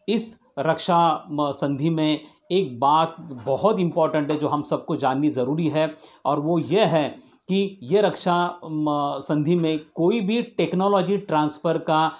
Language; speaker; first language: Hindi; non-native, local second language; Marathi